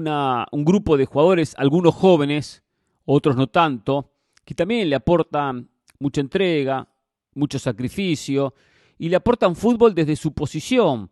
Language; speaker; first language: Spanish; native; Spanish